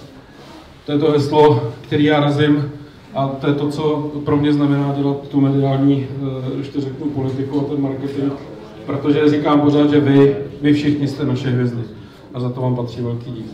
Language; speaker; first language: Czech; native; Czech